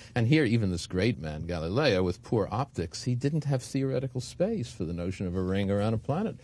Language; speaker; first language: English; native; English